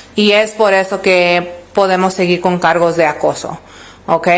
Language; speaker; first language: Spanish; early bilingual, other home language; English